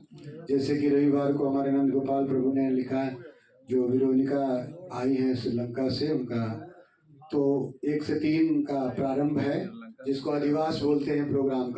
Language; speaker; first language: Hindi; native; Hindi